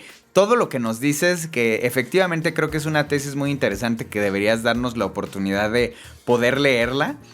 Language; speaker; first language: Spanish; native; Spanish